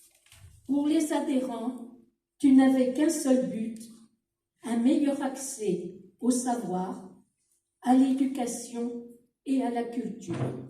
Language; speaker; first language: French; native; French